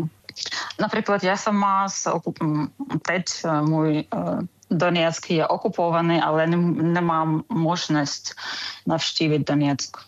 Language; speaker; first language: Czech; non-native, learner; Ukrainian